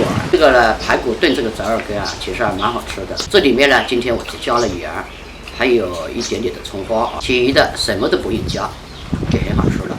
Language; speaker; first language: Chinese; native; Chinese